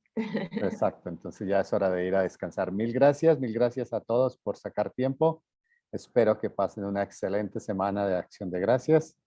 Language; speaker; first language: Spanish; native; Spanish